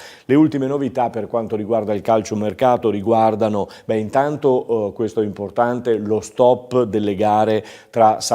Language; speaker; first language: Italian; native; Italian